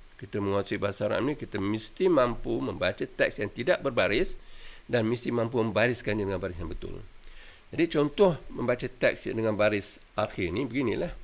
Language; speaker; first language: Malay; native; Malay